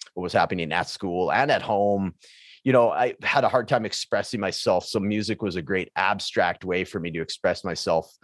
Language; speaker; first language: English; native; English